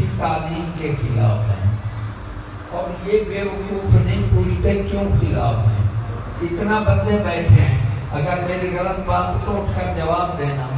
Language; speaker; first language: Urdu; native; Urdu